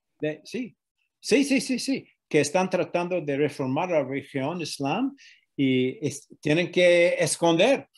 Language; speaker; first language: Spanish; non-native, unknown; English